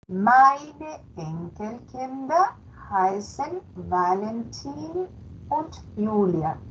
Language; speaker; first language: German; non-native, fluent; Spanish